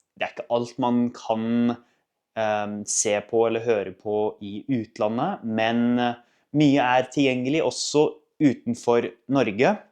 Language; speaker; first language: Norwegian; native; Norwegian